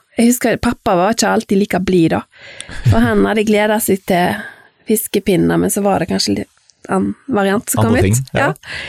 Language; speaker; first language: Norwegian; native; Norwegian